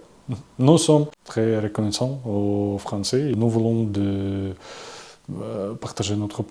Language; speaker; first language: French; non-native, learner; Ukrainian